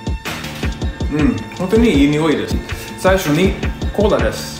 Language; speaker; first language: Japanese; non-native, learner; English